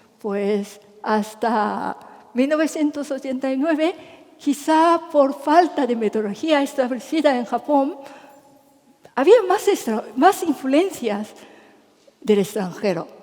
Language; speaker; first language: Spanish; non-native, fluent; Japanese